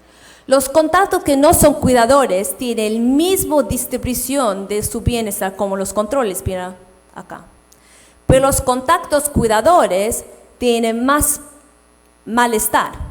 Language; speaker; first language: Spanish; non-native, fluent; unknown